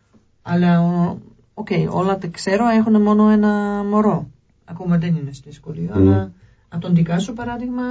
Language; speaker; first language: Greek; non-native, learner; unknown